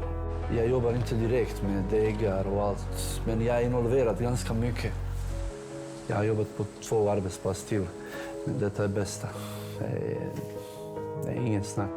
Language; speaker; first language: Swedish; non-native, fluent; Bosnian